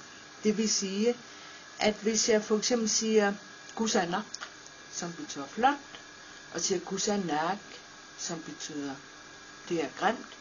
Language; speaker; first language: Danish; non-native, local second language; Kalaallisut